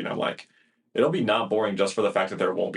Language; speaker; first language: English; native; English